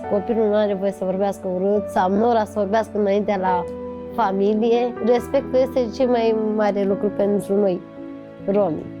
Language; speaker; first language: Romanian; non-native, local second language; Romany